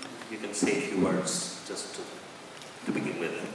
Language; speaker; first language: English; non-native, fluent; Russian